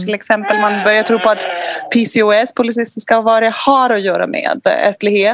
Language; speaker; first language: Swedish; non-native, fluent; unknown